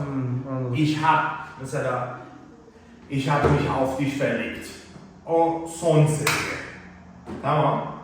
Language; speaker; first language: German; non-native, fluent; Turkish